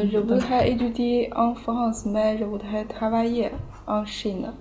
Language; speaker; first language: French; non-native, learner; Chinese